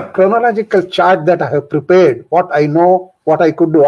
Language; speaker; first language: English; non-native, local second language; Kannada